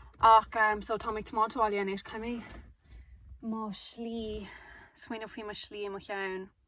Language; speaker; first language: Irish; non-native, local second language; English